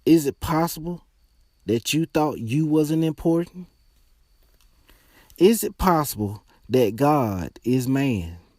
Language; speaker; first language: English; native; English